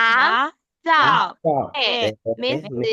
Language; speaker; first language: Chinese; non-native, learner; Burmese